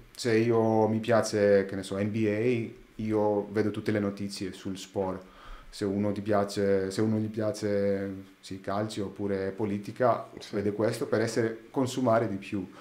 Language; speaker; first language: Italian; non-native, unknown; Greek